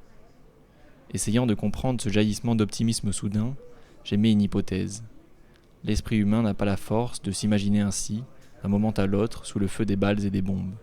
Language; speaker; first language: French; native; French